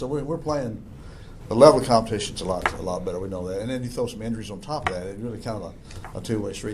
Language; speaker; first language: English; native; English